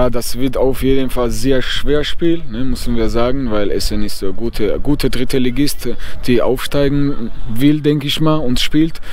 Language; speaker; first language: German; non-native, fluent; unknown